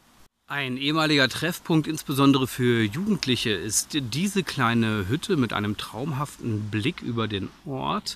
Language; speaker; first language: German; native; German